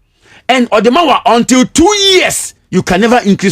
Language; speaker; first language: English; non-native, local second language; Akan